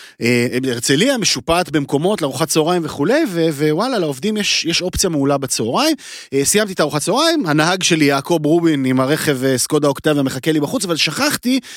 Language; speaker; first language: Hebrew; native; Hebrew